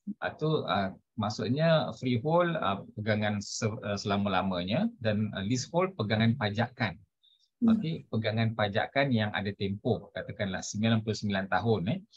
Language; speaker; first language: Malay; native; Malay